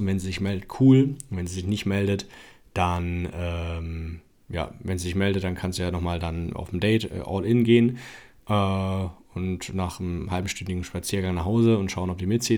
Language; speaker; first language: German; native; German